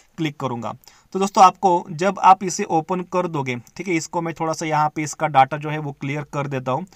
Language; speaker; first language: Hindi; non-native, local second language; Marathi